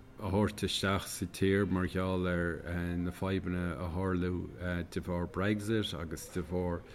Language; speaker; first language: Irish; non-native, local second language; English